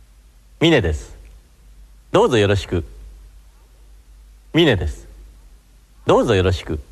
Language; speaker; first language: Japanese; non-native, learner; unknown